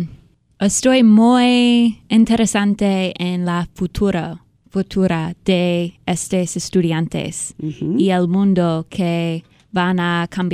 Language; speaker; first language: Spanish; non-native, learner; English